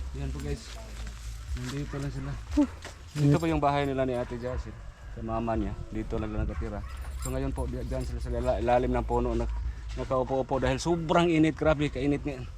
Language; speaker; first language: Filipino; non-native, local second language; Cebuano